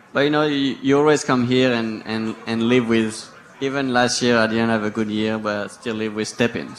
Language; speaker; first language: English; non-native, fluent; French